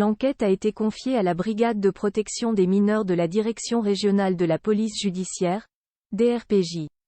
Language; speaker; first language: French; native; French